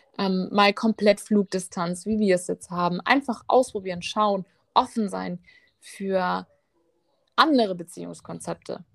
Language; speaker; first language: German; native; German